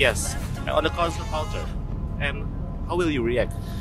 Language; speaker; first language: English; non-native, learner; Indonesian